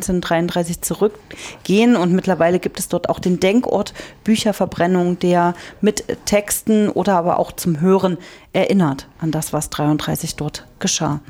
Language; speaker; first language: German; native; German